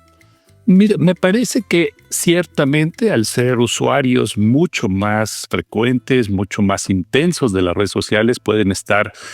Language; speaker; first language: Spanish; native; Spanish